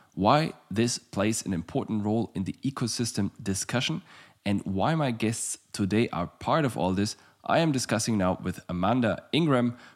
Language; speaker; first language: English; non-native, fluent; German